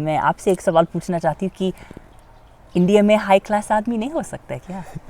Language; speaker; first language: Hindi; non-native, fluent; English